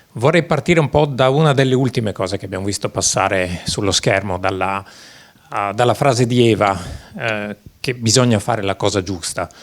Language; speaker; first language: Italian; native; Italian